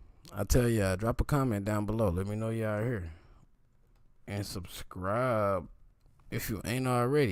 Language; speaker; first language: English; native; English